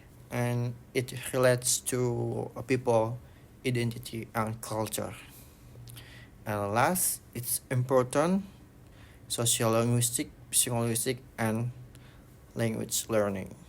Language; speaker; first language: English; non-native, learner; Indonesian